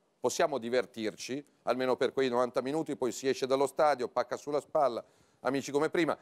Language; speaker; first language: Italian; native; Italian